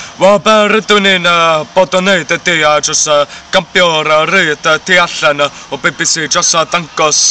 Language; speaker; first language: Welsh; non-native, learner; English